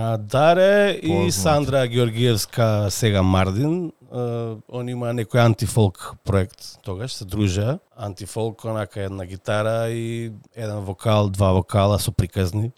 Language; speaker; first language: Macedonian; native; Macedonian